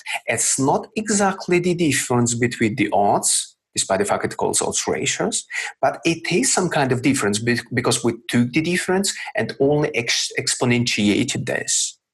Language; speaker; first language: English; non-native, fluent; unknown